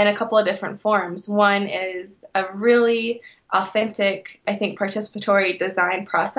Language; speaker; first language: English; native; English